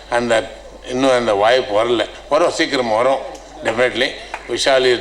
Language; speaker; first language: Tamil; non-native, learner; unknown